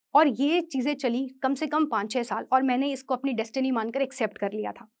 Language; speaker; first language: Hindi; native; Hindi